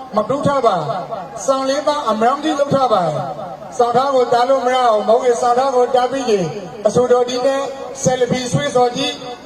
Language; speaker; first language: Burmese; native; Burmese